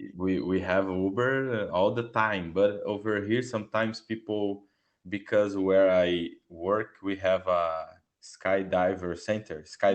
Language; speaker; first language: English; non-native, learner; Portuguese